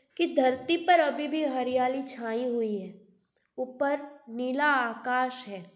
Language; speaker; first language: Hindi; non-native, local second language; Gujarati